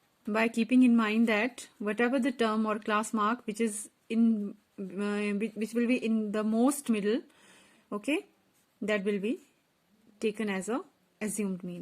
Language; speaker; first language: English; non-native, local second language; Hindi